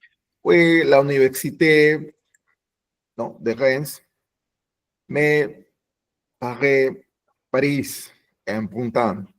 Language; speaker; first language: French; non-native, learner; Spanish